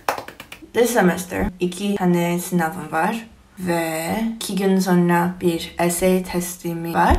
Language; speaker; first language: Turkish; non-native, learner; Korean